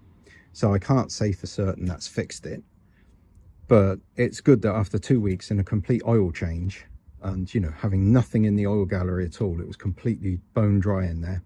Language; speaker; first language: English; native; English